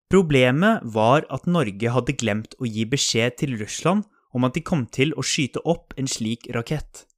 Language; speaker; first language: Norwegian; native; Norwegian